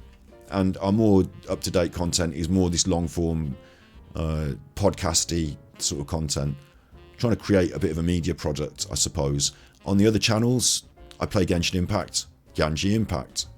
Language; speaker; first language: English; native; English